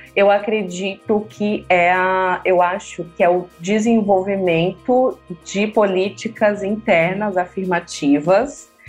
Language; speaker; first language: Portuguese; native; Portuguese